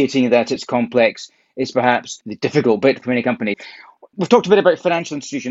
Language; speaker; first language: English; native; English